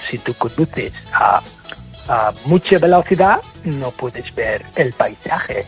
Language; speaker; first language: Spanish; non-native, fluent; English